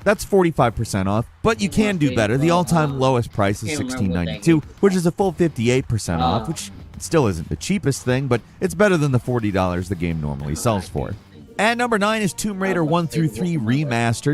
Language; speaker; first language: English; native; English